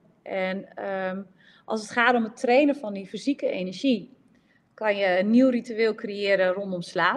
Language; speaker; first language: Dutch; native; Dutch